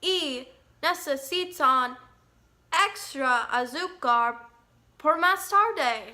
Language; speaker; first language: Spanish; non-native, learner; English